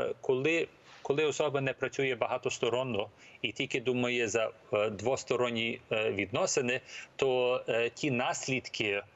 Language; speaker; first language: Ukrainian; early bilingual, heritage; English